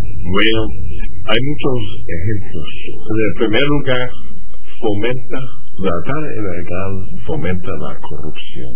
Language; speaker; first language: Spanish; non-native, fluent; English